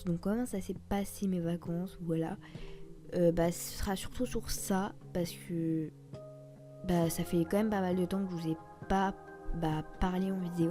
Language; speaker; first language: French; native; French